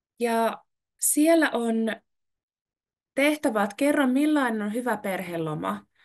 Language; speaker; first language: Finnish; native; Finnish